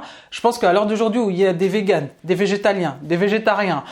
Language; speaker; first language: French; native; French